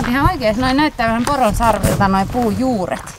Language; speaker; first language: Finnish; native; Finnish